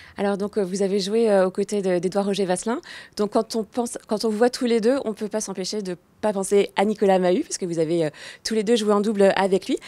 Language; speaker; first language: French; native; French